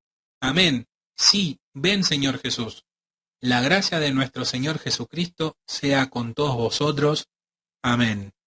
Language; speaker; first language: Spanish; native; Spanish